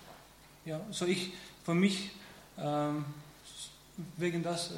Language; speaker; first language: German; non-native, learner; Arabic